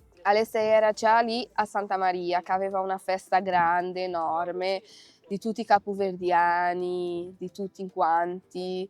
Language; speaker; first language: Italian; non-native, fluent; Kabuverdianu